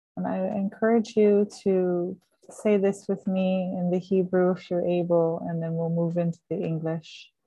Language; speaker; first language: English; native; English